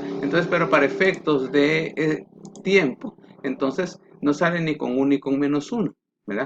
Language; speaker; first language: Spanish; native; Spanish